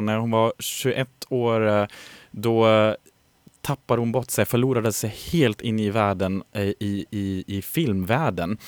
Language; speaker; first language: Swedish; native; Swedish